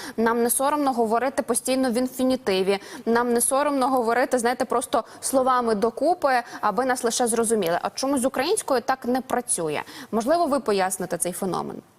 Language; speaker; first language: Ukrainian; native; Ukrainian